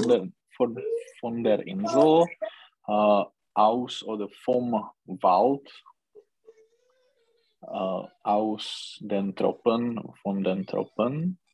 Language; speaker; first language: German; non-native, learner; Czech